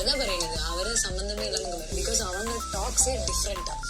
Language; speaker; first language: Malayalam; non-native, fluent; Tamil